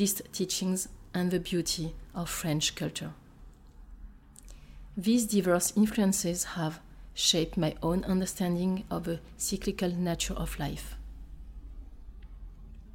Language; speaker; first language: English; non-native, fluent; French